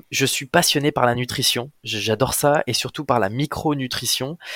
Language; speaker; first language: French; native; French